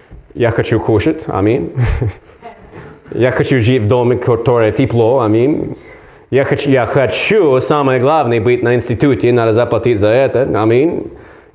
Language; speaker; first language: Russian; non-native, learner; English